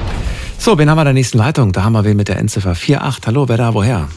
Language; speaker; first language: German; native; German